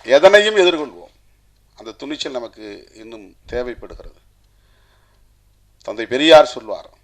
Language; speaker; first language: Tamil; native; Tamil